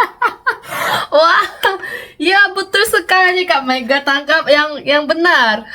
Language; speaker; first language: Indonesian; non-native, fluent; Korean